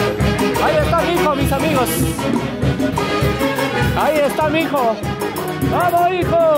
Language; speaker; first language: Spanish; native; Spanish